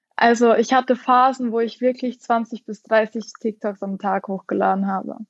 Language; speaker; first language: German; native; German